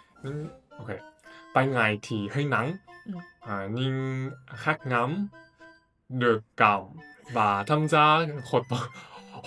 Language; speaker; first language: Vietnamese; non-native, fluent; Chinese